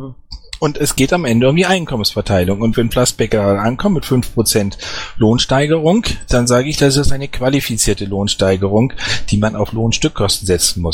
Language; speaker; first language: German; native; German